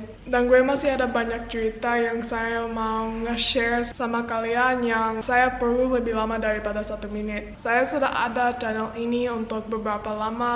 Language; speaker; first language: Indonesian; non-native, local second language; English